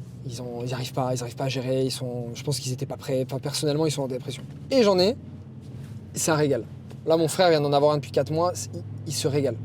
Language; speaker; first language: French; native; French